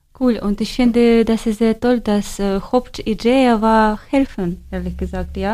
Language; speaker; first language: German; non-native, learner; Ukrainian